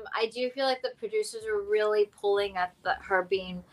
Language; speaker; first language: English; early bilingual, other home language; Hindi